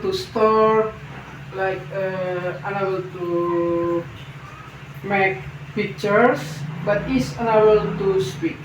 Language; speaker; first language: English; non-native, learner; Indonesian